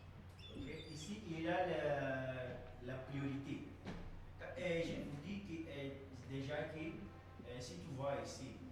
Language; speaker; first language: French; non-native, learner; Portuguese